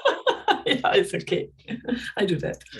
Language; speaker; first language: English; non-native, fluent; German